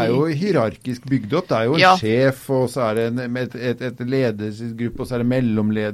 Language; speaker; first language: Norwegian; native; Norwegian